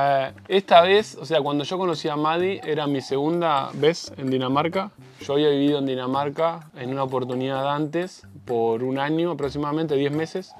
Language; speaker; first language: Spanish; native; Spanish